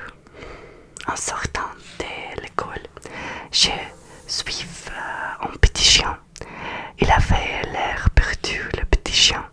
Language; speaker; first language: French; non-native, learner; Russian